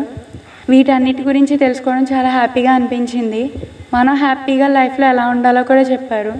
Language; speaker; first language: Telugu; native; Telugu